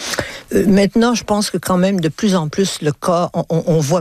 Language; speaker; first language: French; native; French